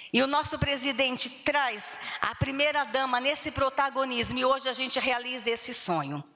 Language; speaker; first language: Portuguese; native; Portuguese